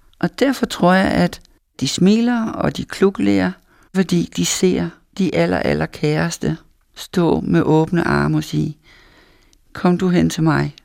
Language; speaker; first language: Danish; native; Danish